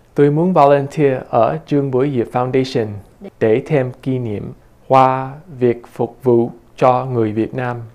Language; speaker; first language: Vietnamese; early bilingual, heritage; Vietnamese